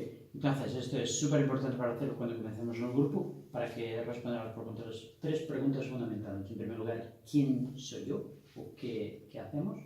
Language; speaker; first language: Spanish; non-native, fluent; Portuguese